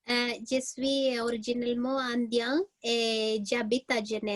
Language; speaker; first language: French; non-native, learner; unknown